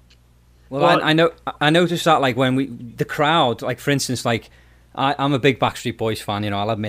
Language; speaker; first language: English; native; English